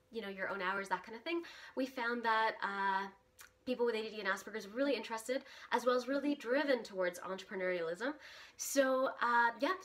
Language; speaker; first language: English; early bilingual, other home language; Russian